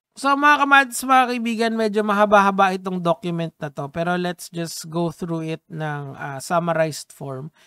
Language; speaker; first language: Filipino; native; Filipino